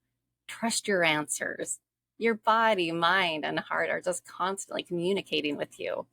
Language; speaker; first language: English; native; English